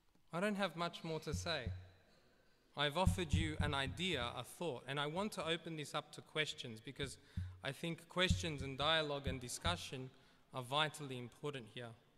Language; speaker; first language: English; early bilingual, other home language; Greek